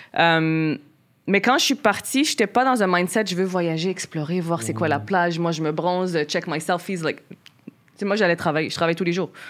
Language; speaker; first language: French; early bilingual, other home language; Arabic